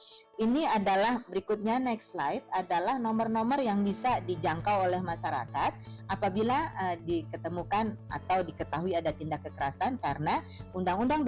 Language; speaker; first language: Indonesian; native; Indonesian